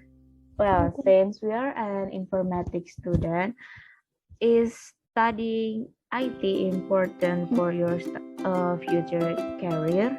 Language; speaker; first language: English; non-native, learner; Indonesian